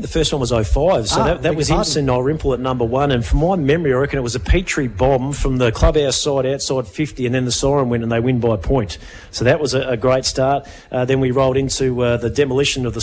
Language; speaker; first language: English; native; English